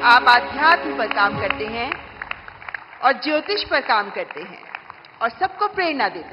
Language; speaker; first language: Hindi; native; Hindi